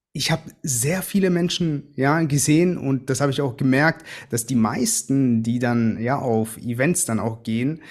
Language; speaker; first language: German; early bilingual, other home language; Greek